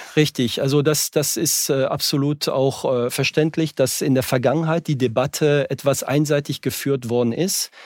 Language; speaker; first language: German; non-native, fluent; French